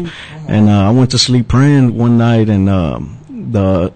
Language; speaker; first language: English; native; English